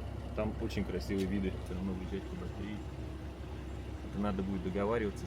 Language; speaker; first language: Russian; native; Russian